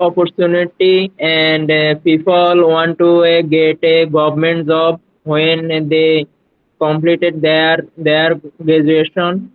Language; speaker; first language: English; non-native, learner; Bangla